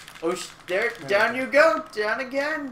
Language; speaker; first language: English; native; English